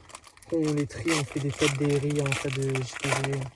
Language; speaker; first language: French; native; French